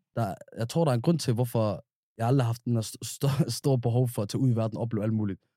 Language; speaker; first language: Danish; early bilingual, other home language; Somali